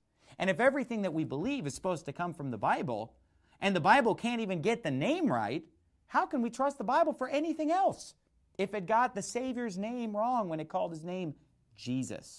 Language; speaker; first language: English; native; English